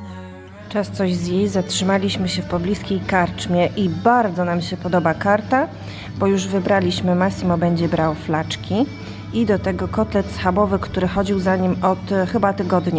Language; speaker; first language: Polish; native; Polish